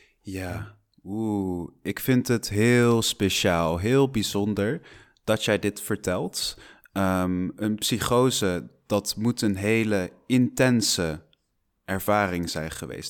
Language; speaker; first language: Dutch; non-native, fluent; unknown